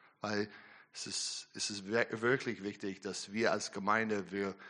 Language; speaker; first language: German; non-native, learner; English